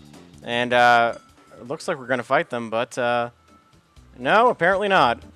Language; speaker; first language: English; native; English